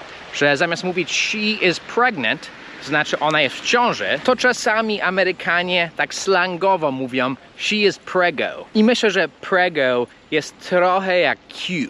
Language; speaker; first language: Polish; non-native, fluent; English